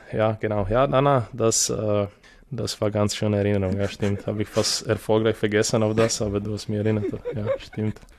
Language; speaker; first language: German; non-native, fluent; Serbian